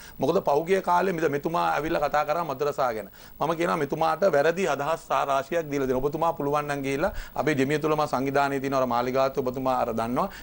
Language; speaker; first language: Sinhala; non-native, local second language; Tamil